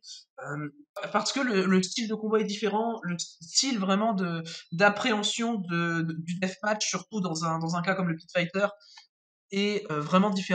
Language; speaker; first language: French; native; French